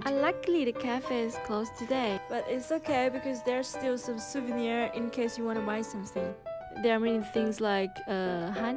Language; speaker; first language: English; non-native, fluent; Thai